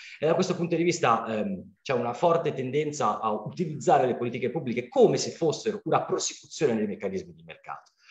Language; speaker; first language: Italian; native; Italian